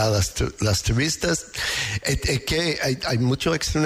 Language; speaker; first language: Spanish; non-native, learner; English